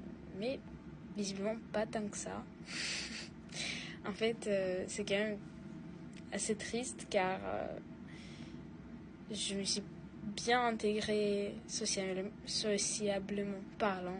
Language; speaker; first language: French; non-native, fluent; Russian